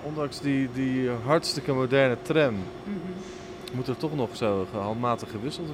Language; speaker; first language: Dutch; native; Dutch